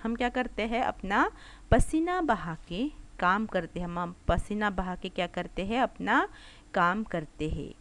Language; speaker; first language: Hindi; non-native, local second language; Marathi